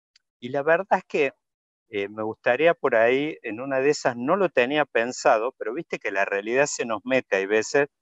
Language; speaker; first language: Spanish; native; Spanish